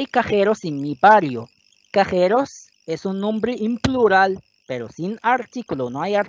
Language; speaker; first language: Spanish; non-native, fluent; Arabic